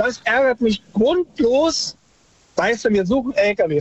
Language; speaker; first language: German; native; German